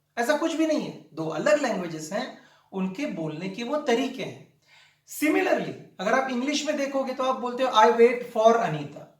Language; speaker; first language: Hindi; non-native, local second language; Marathi